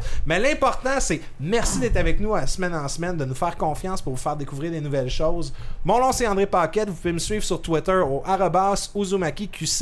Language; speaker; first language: French; native; French